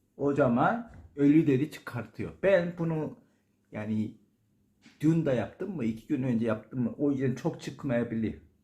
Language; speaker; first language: Turkish; non-native, learner; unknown